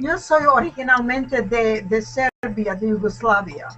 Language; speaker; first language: Spanish; non-native, learner; English